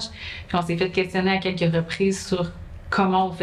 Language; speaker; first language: French; native; French